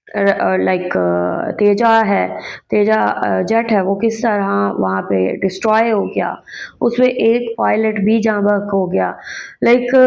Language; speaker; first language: Urdu; native; Urdu